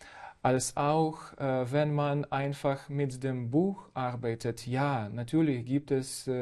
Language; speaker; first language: German; non-native, fluent; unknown